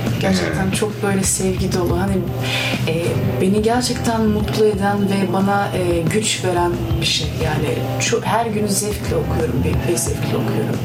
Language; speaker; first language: Turkish; early bilingual, heritage; Turkish